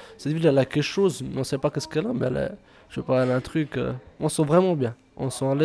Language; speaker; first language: French; early bilingual, other home language; Bosnian